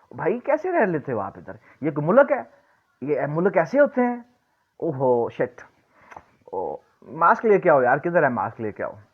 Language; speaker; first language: Urdu; non-native, local second language; Punjabi